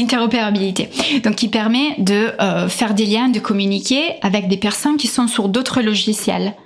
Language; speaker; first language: French; non-native, fluent; Italian